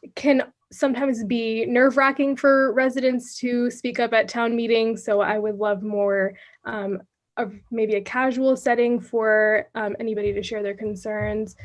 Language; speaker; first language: English; native; English